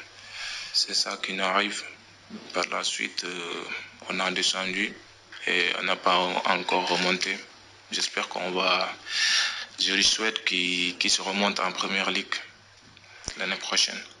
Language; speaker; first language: French; non-native, local second language; Wolof